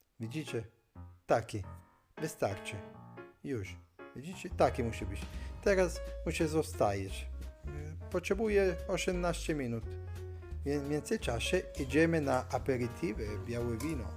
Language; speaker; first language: Polish; non-native, learner; Italian